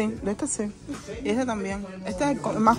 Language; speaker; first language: Spanish; native; Spanish